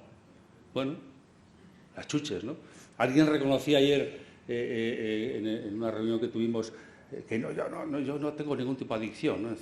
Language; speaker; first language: Spanish; native; Spanish